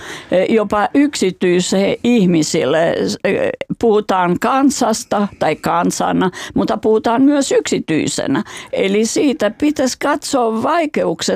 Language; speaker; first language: Finnish; non-native, fluent; Albanian